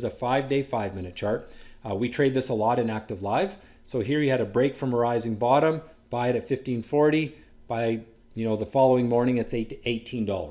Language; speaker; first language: English; native; English